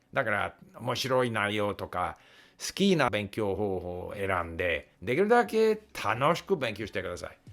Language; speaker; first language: Japanese; non-native, fluent; English